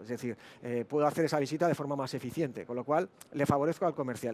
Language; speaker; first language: Spanish; native; Spanish